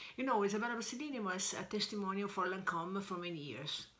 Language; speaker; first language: English; non-native, fluent; Portuguese